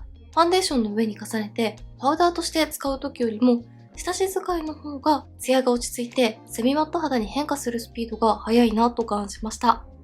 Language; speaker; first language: Japanese; native; Japanese